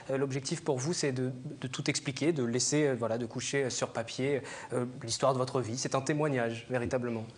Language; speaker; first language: French; native; French